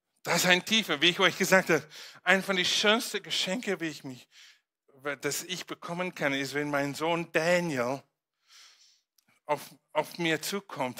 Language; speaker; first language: German; non-native, fluent; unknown